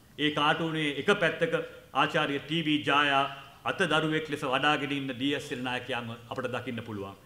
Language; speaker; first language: Sinhala; non-native, local second language; Tamil